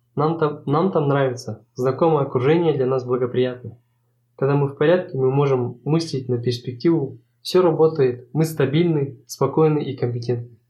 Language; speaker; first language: Russian; non-native, local second language; Kazakh